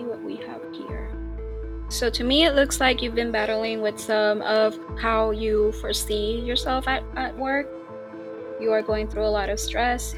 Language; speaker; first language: English; non-native, fluent; Spanish